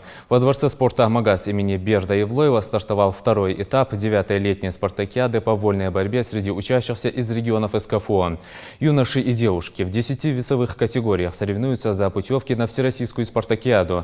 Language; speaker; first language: Russian; native; Russian